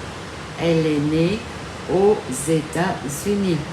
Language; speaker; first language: French; non-native, fluent; Vietnamese